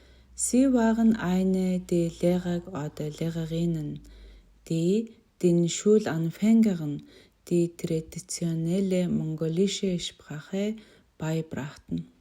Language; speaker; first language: German; non-native, learner; Mongolian